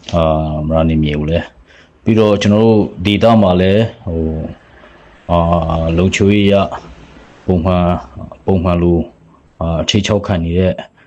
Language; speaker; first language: Burmese; non-native, local second language; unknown